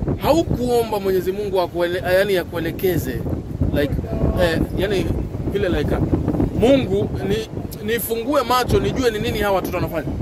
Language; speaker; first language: Swahili; native; Swahili